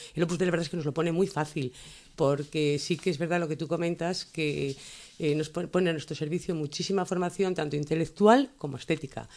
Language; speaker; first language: Spanish; native; Spanish